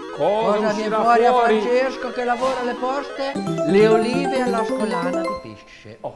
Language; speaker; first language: Italian; native; Italian